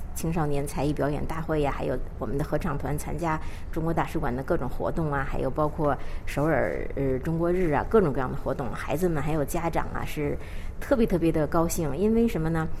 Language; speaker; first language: Chinese; native; Chinese